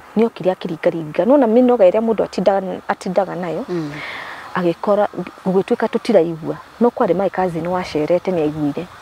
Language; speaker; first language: Kikuyu; non-native, local second language; Meru